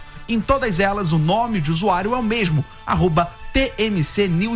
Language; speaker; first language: Portuguese; native; Portuguese